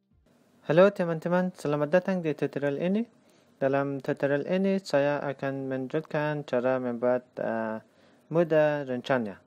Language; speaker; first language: Indonesian; non-native, learner; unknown